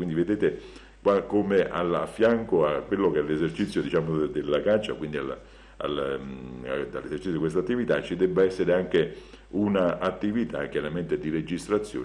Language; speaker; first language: Italian; native; Italian